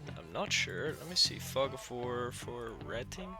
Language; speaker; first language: English; native; English